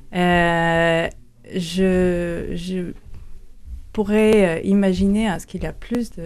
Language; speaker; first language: French; non-native, fluent; Latvian